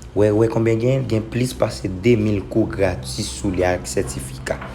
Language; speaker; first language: French; non-native, local second language; Haitian Creole